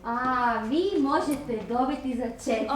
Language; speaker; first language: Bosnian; non-native, learner; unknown